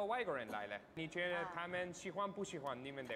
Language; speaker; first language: Chinese; non-native, fluent; German